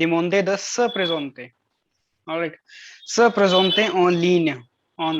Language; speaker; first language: French; non-native, fluent; Hindi